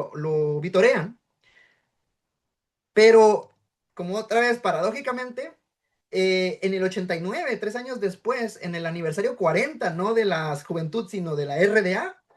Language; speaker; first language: Spanish; native; Spanish